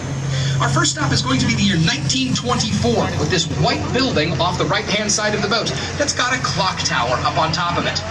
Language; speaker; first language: English; native; English